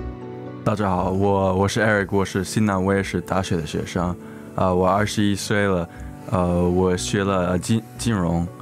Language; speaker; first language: Chinese; early bilingual, heritage; English